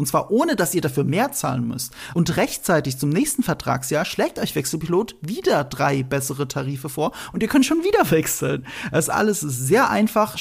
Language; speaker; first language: German; native; German